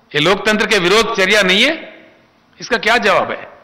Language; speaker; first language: Hindi; non-native, local second language; Telugu